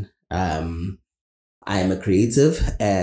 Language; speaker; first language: English; non-native, local second language; Zulu